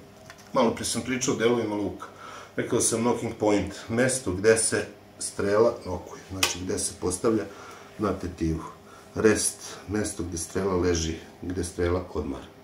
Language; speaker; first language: Serbian; native; Serbian